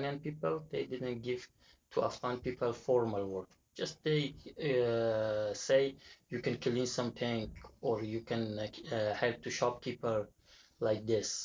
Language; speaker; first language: English; non-native, learner; Persian